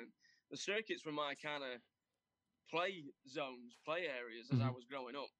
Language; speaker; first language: English; native; English